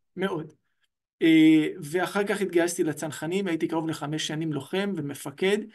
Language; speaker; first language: Hebrew; non-native, local second language; Arabic